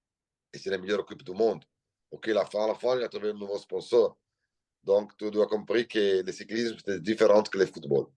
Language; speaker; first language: French; non-native, learner; Italian